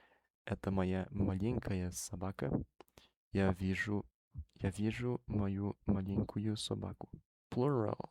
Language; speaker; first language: Russian; non-native, learner; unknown